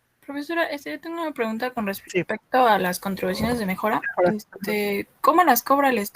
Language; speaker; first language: Spanish; native; Spanish